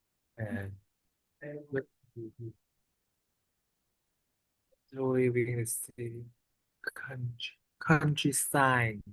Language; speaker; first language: English; non-native, learner; Vietnamese